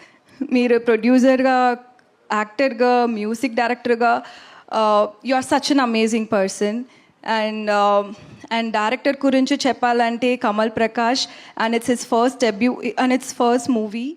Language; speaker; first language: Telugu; non-native, learner; Tamil